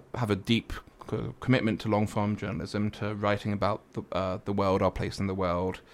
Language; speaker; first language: English; native; English